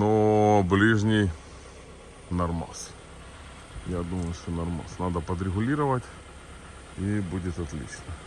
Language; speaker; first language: Russian; native; Russian